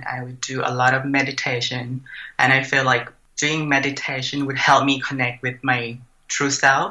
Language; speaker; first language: English; non-native, fluent; Thai